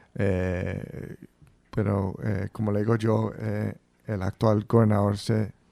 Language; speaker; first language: Spanish; early bilingual, heritage; Spanish